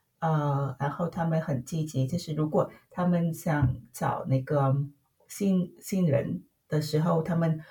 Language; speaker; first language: Chinese; non-native, fluent; Vietnamese